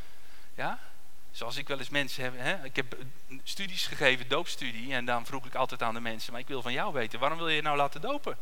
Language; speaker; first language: Dutch; native; Dutch